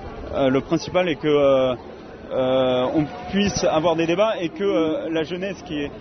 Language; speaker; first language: French; native; French